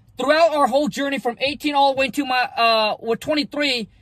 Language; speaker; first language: English; early bilingual, other home language; Vietnamese